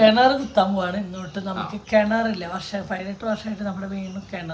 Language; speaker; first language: Malayalam; native; Malayalam